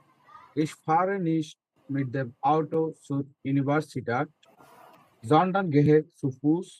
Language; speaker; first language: German; non-native, learner; Bangla